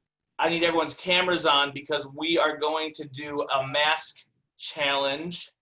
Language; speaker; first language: English; native; English